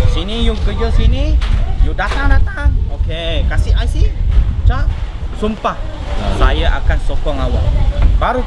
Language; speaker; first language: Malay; non-native, local second language; Cantonese